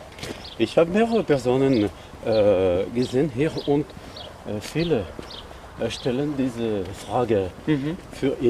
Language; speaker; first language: German; non-native, learner; French